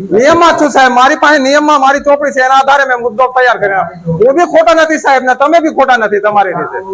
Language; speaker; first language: Gujarati; non-native, local second language; Vasavi